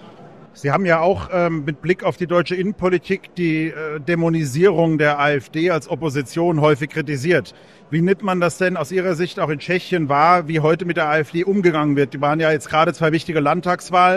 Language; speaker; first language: German; native; German